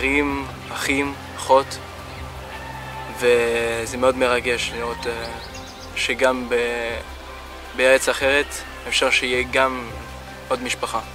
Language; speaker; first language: Hebrew; non-native, fluent; French